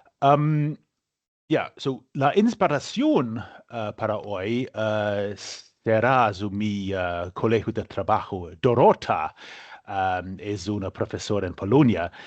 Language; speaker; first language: Spanish; non-native, learner; English